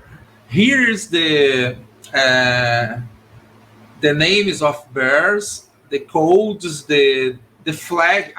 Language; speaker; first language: English; non-native, learner; Portuguese